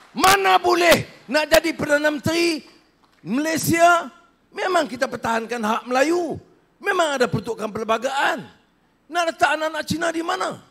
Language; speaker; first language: Malay; native; Malay